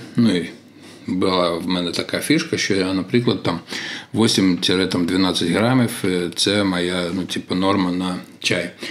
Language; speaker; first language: Ukrainian; non-native, local second language; Russian